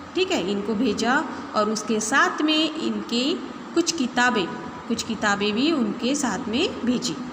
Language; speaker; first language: Hindi; non-native, local second language; Marathi